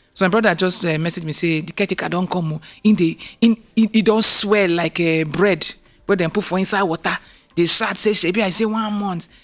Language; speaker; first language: Nigerian Pidgin; non-native, local second language; Yoruba